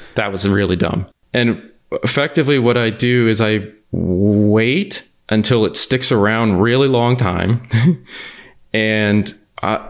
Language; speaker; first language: English; native; English